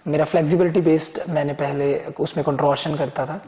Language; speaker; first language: Hindi; native; Hindi